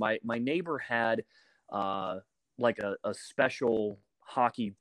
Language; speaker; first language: English; native; English